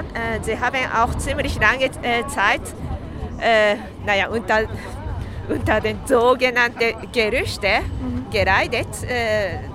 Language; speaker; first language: German; non-native, fluent; Japanese